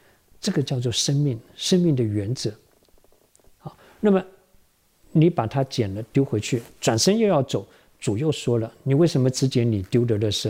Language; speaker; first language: Chinese; native; Chinese